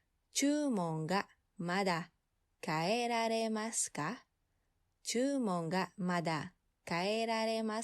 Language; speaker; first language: Japanese; non-native, fluent; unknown